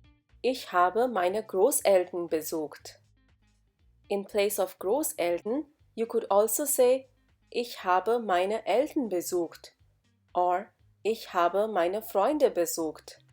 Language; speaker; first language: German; non-native, fluent; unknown